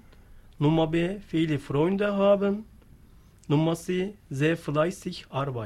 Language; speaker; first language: German; non-native, learner; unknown